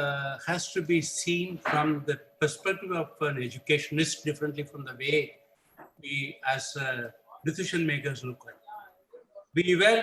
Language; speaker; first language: English; non-native, local second language; Tamil